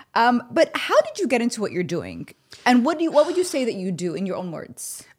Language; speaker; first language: English; early bilingual, other home language; Arabic